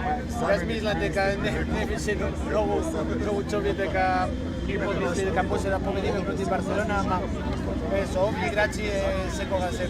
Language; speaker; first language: Macedonian; non-native, learner; Croatian